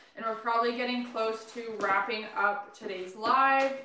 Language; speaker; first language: English; native; English